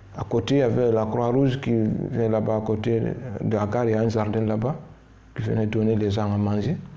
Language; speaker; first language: French; non-native, local second language; Fula